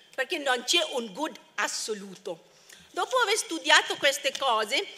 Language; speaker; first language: Italian; non-native, fluent; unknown